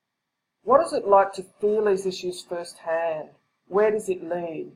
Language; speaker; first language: English; native; English